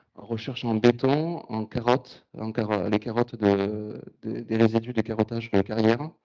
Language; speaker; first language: French; native; French